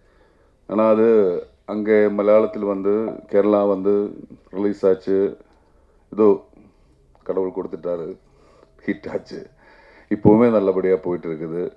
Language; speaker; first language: Tamil; non-native, learner; Malayalam